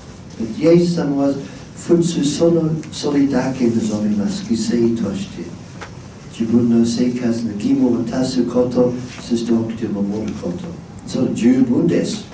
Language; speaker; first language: Japanese; non-native, fluent; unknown